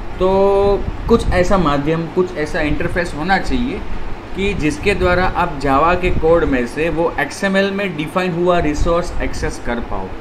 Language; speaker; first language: Hindi; non-native, local second language; Gujarati